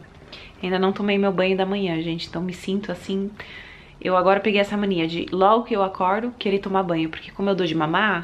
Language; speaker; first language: Portuguese; early bilingual, heritage; Portuguese